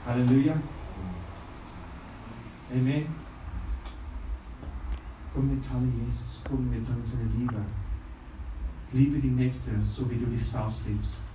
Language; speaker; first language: German; non-native, fluent; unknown